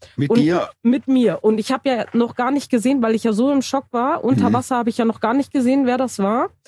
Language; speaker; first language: German; early bilingual, other home language; Turkish